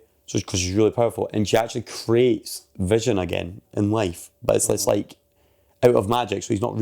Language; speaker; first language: English; native; English